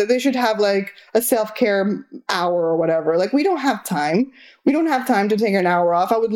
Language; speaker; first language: English; non-native, fluent; Spanish